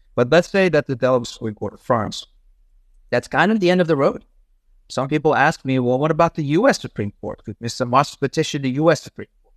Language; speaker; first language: English; non-native, fluent; Dutch